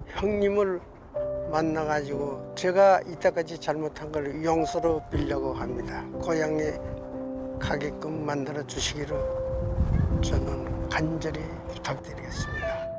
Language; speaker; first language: Korean; native; Korean